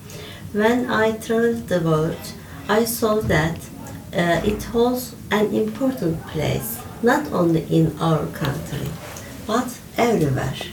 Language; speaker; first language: English; non-native, learner; Turkish